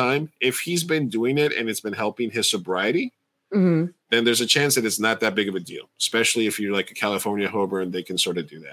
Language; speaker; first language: English; native; English